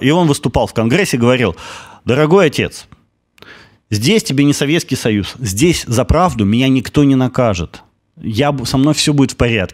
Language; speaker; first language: Russian; native; Russian